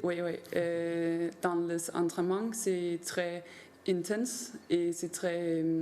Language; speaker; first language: French; non-native, learner; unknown